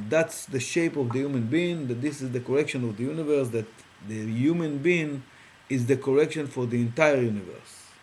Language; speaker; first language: English; non-native, fluent; Hebrew